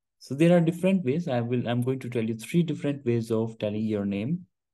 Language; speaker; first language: English; non-native, local second language; Hindi